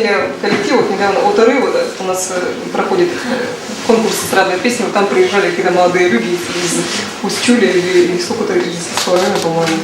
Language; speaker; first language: Russian; native; Russian